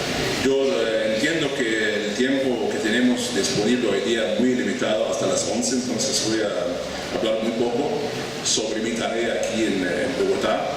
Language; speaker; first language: Spanish; non-native, fluent; Arabic